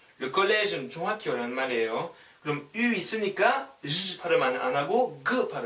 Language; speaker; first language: Korean; non-native, fluent; French